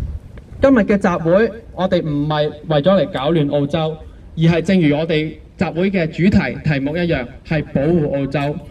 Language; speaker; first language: Cantonese; native; Cantonese